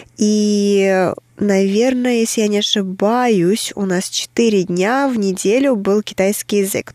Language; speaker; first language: Russian; native; Russian